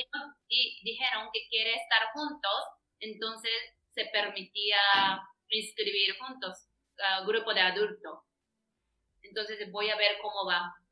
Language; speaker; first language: Spanish; non-native, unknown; Japanese